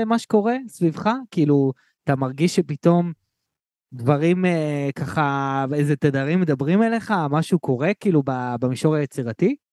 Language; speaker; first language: Hebrew; native; Hebrew